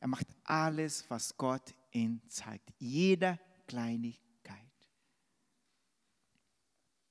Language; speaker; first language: German; non-native, fluent; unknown